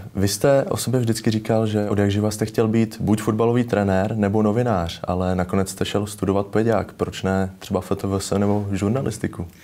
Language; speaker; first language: Czech; native; Czech